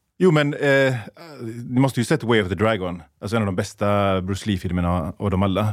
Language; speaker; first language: Swedish; early bilingual, other home language; Persian